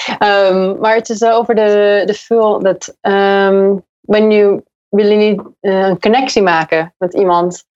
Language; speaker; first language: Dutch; non-native, learner; English